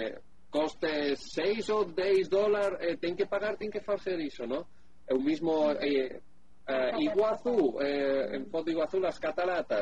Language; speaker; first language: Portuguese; non-native, learner; Spanish